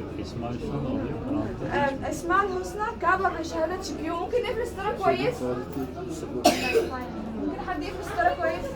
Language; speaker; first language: Turkish; non-native, learner; Arabic